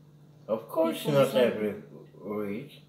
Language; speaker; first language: English; non-native, learner; Polish